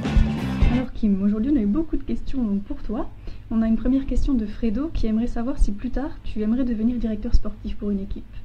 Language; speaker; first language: French; native; French